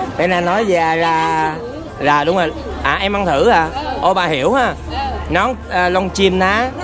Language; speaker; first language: Vietnamese; native; Vietnamese